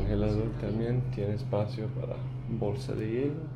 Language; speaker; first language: Spanish; non-native, fluent; English